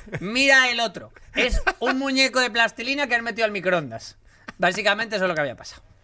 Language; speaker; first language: Spanish; native; Spanish